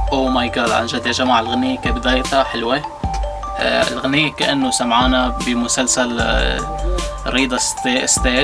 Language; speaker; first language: Arabic; native; Arabic